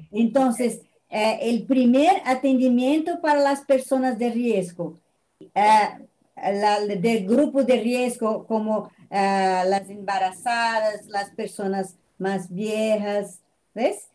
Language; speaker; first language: Spanish; non-native, fluent; Portuguese